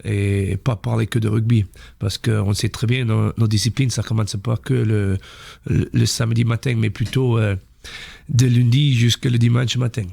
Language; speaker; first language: French; non-native, fluent; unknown